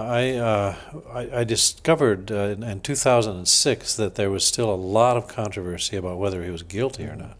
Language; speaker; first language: English; native; English